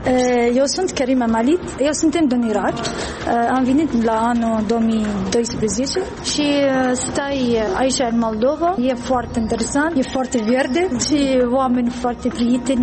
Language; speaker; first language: Romanian; non-native, learner; Arabic